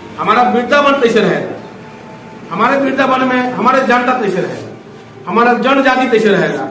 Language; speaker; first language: Hindi; non-native, local second language; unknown